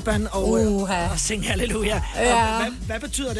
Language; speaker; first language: Danish; native; Danish